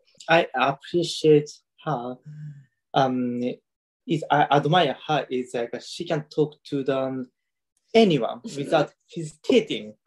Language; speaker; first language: English; non-native, learner; Japanese